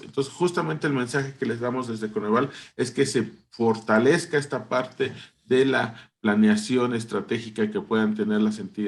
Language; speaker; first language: Spanish; native; Spanish